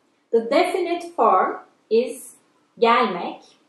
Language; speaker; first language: English; non-native, fluent; Turkish